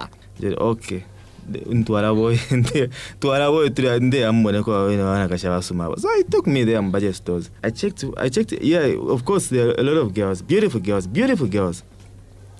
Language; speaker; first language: English; non-native, local second language; Bemba